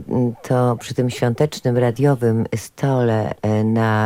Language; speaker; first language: Polish; native; Polish